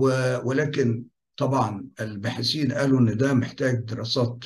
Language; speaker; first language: Arabic; native; Arabic